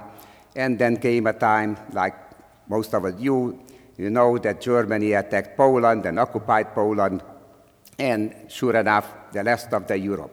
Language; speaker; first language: English; non-native, fluent; Slovak